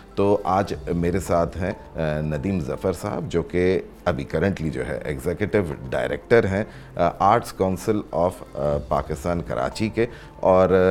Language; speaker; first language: Urdu; native; Urdu